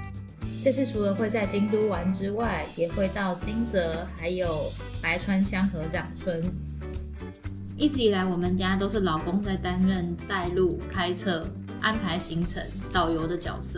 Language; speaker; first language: Chinese; native; Chinese